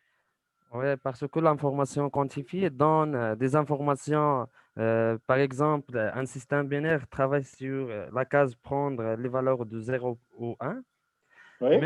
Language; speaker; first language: French; non-native, local second language; Arabic